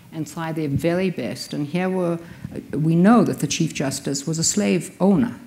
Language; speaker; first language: English; native; English